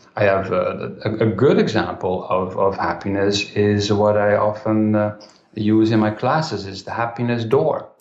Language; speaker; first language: English; non-native, fluent; Dutch